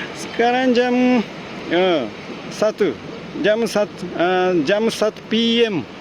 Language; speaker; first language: Malay; non-native, learner; Japanese